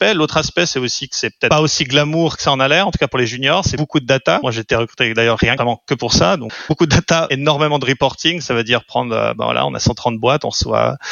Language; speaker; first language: French; native; French